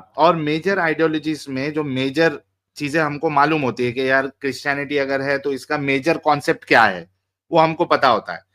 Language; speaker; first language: Hindi; native; Hindi